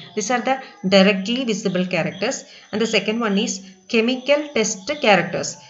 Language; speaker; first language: English; non-native, local second language; Malayalam